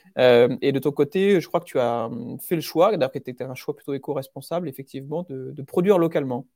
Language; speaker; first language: French; native; French